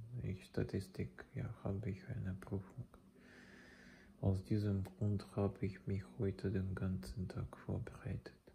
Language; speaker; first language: German; non-native, fluent; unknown